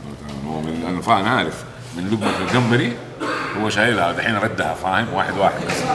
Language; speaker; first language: Arabic; native; Arabic